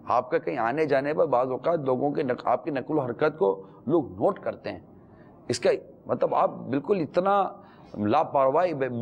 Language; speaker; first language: Urdu; native; Urdu